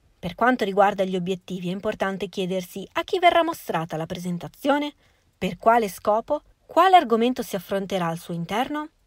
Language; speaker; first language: Italian; native; Italian